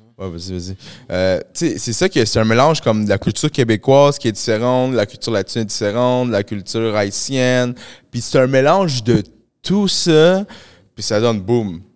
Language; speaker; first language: French; early bilingual, other home language; Spanish